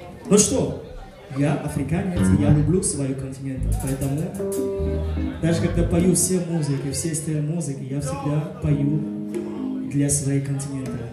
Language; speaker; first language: Russian; non-native, fluent; French